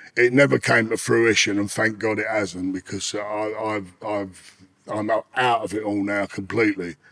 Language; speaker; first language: English; native; English